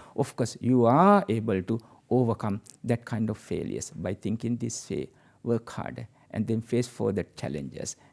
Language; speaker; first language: English; non-native, local second language; Sinhala